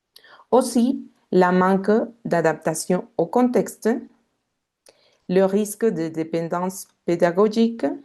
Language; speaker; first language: French; non-native, fluent; Spanish